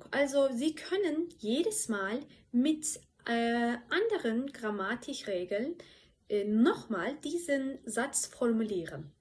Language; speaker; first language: German; non-native, fluent; Turkish